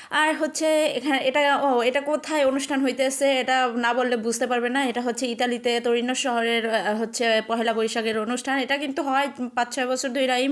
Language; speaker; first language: Bangla; native; Bangla